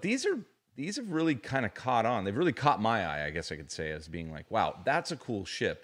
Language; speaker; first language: English; native; English